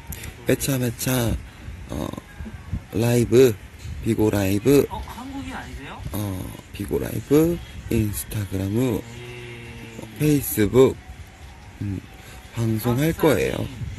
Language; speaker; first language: Japanese; non-native, learner; Korean